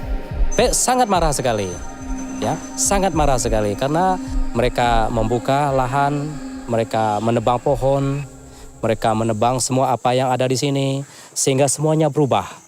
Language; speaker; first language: Indonesian; non-native, local second language; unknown